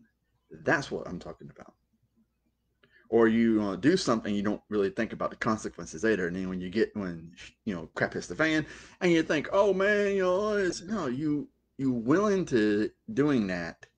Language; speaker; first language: English; native; English